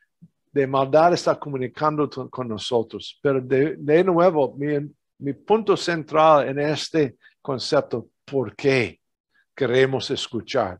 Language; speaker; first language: Spanish; non-native, fluent; English